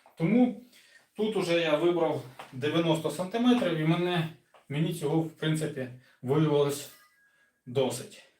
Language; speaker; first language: Ukrainian; non-native, local second language; Russian